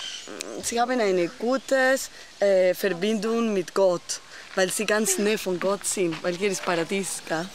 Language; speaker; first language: German; non-native, fluent; Spanish